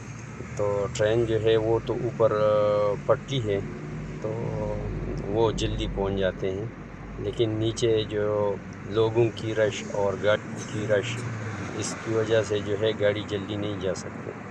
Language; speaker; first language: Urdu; non-native, local second language; Pashto